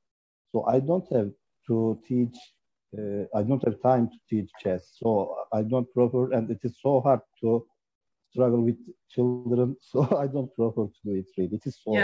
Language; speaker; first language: English; non-native, learner; Turkish